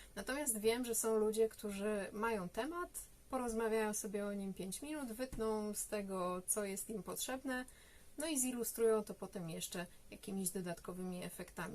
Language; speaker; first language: Polish; native; Polish